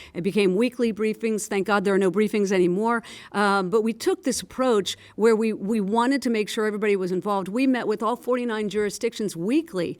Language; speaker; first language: English; native; English